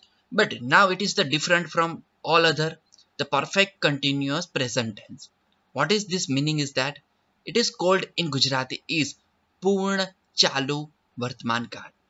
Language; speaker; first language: English; non-native, local second language; Gujarati